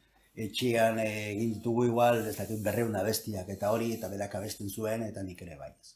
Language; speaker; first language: Basque; non-native, local second language; Spanish